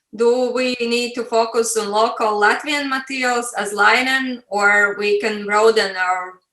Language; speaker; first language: English; non-native, fluent; Latvian